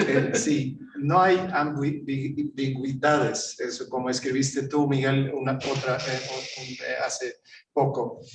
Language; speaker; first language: Spanish; non-native, fluent; Swedish